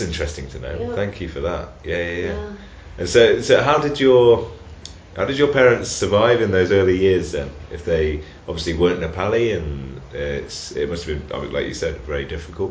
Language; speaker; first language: English; native; English